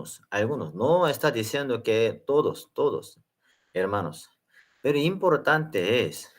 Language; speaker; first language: Spanish; non-native, learner; Korean